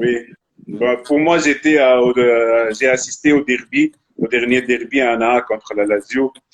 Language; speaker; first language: French; non-native, local second language; Arabic